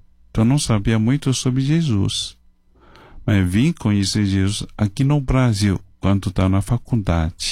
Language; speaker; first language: Portuguese; non-native, fluent; Chinese